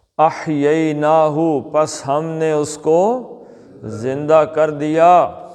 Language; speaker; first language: Urdu; native; Urdu